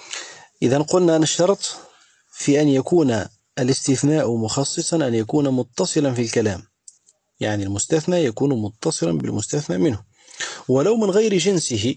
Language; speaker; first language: Arabic; native; Arabic